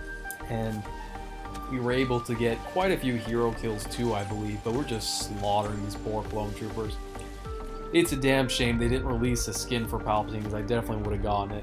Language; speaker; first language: English; native; English